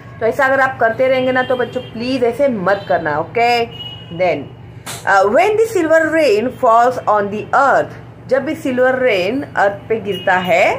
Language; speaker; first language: Hindi; non-native, local second language; Marathi